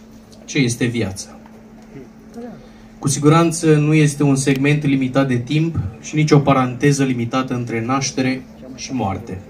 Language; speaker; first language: Romanian; native; Romanian